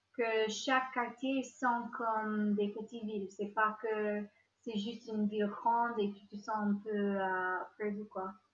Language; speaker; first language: French; non-native, fluent; English